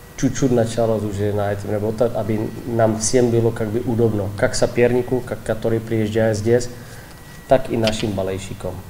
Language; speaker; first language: Russian; non-native, learner; Czech